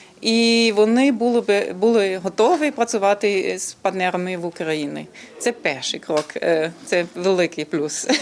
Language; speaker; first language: Ukrainian; non-native, fluent; German